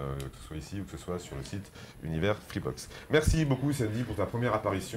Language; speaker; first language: French; native; French